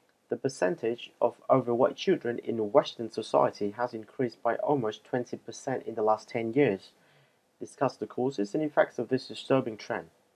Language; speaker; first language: English; non-native, fluent; Vietnamese